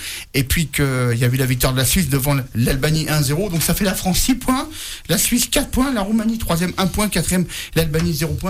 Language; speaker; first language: French; native; French